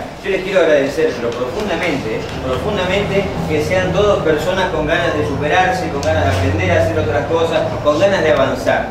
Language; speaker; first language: Spanish; native; Spanish